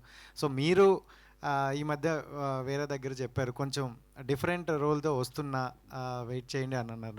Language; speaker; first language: Telugu; native; Telugu